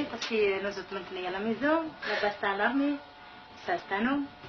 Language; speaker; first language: French; non-native, learner; Kabyle